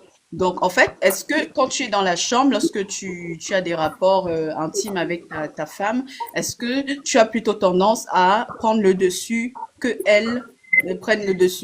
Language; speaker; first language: French; native; French